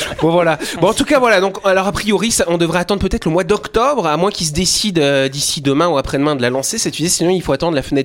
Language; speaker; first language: French; native; French